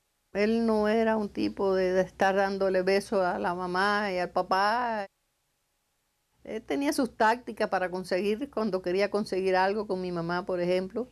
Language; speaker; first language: Spanish; native; Spanish